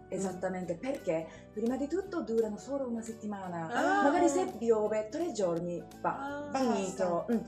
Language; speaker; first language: Italian; non-native, learner; Japanese